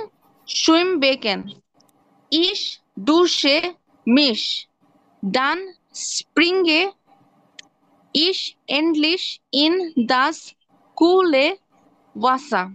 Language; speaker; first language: German; non-native, learner; Bangla